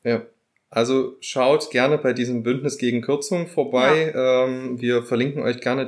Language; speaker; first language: German; native; German